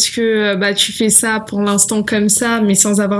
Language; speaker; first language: French; native; French